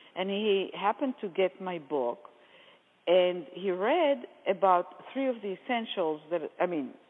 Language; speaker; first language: English; non-native, fluent; Hebrew